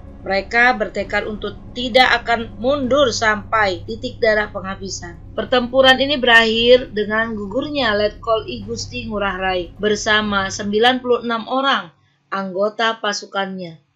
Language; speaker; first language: Indonesian; native; Indonesian